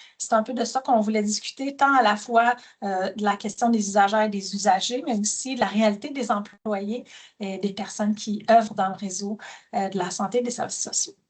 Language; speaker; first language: French; native; French